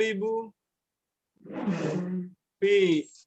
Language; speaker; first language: Arabic; non-native, learner; Indonesian